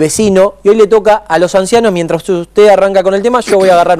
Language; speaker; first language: Spanish; native; Spanish